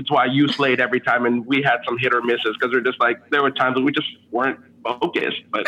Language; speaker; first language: English; early bilingual, other home language; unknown